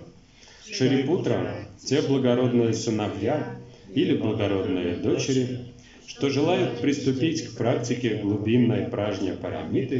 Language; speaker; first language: Russian; native; Russian